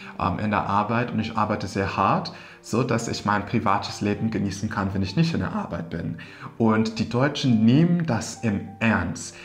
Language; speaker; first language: German; non-native, fluent; English